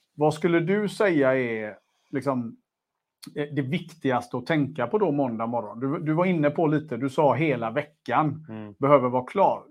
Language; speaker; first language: Swedish; native; Swedish